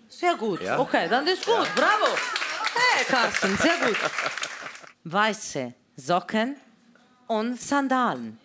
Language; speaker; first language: German; non-native, fluent; Italian